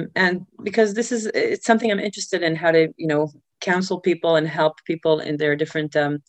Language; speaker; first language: English; early bilingual, other home language; Hebrew